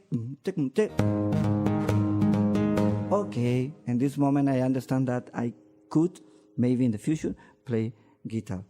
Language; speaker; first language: English; non-native, learner; Spanish